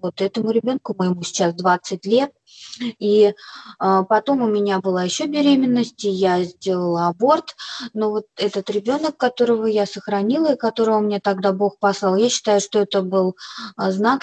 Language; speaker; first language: Russian; native; Russian